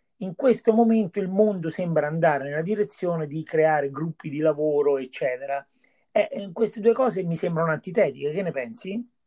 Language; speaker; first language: Italian; native; Italian